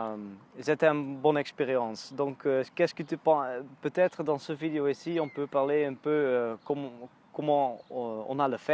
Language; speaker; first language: French; non-native, learner; Dutch